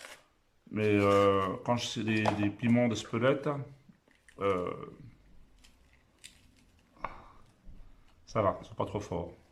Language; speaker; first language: French; native; French